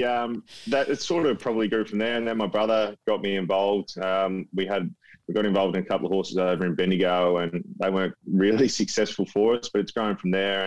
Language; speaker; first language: English; native; English